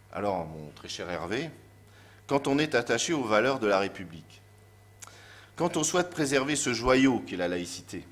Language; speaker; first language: French; native; French